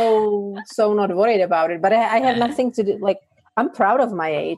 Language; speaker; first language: English; non-native, fluent; Czech